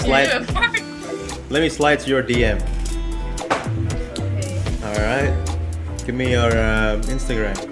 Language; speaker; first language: English; non-native, fluent; Indonesian